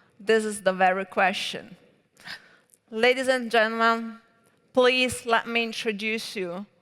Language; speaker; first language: English; non-native, fluent; Italian